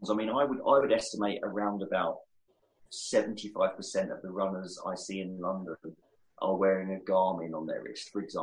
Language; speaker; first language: English; native; English